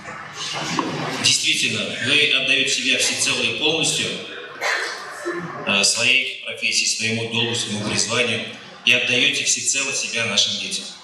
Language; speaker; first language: Russian; native; Russian